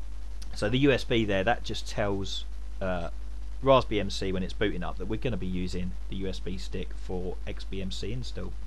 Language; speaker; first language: English; native; English